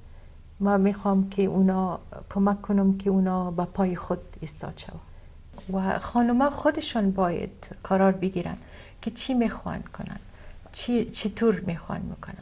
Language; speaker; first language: Persian; non-native, fluent; Arabic